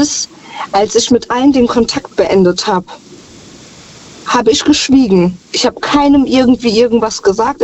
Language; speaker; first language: German; native; German